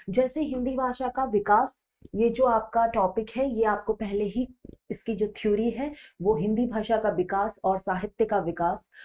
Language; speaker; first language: Hindi; native; Hindi